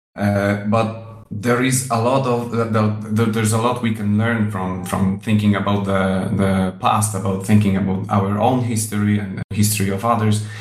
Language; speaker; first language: English; non-native, fluent; Polish